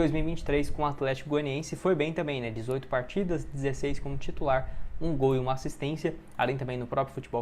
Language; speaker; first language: Portuguese; native; Portuguese